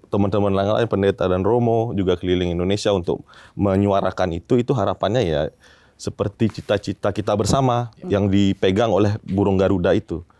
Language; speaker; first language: Indonesian; native; Indonesian